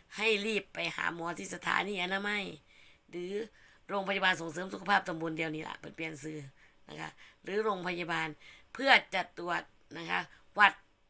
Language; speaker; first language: Thai; native; Thai